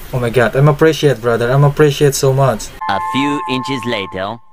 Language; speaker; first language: English; non-native, fluent; Indonesian